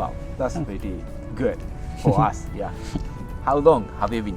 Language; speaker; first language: English; non-native, learner; Japanese